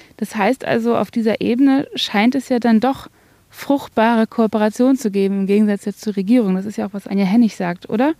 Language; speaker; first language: German; native; German